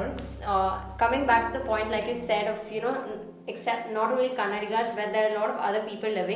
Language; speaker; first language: English; non-native, local second language; Hindi